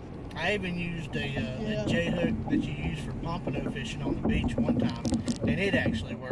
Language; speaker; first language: English; native; English